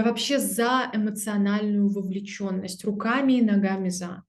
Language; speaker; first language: Russian; native; Russian